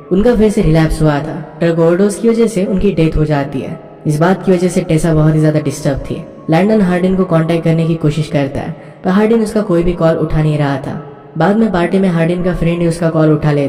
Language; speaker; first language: Hindi; native; Hindi